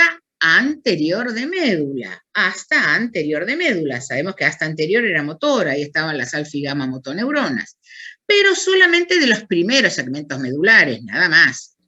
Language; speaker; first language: Spanish; native; Spanish